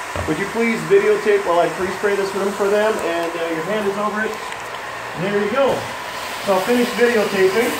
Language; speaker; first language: English; native; English